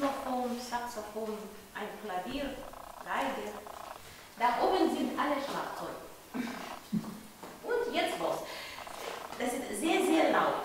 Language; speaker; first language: German; non-native, learner; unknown